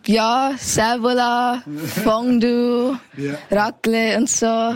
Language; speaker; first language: German; early bilingual, heritage; German